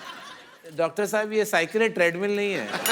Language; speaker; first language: Hindi; native; Hindi